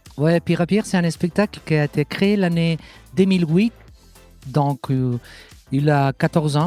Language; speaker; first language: French; non-native, fluent; Catalan